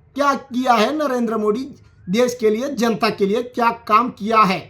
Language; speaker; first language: Hindi; non-native, local second language; Telugu